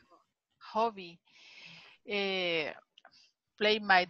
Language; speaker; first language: English; non-native, learner; Spanish